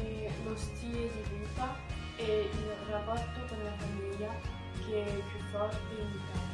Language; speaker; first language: Italian; non-native, fluent; French